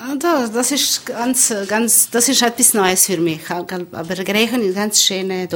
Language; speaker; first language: German; non-native, learner; Bosnian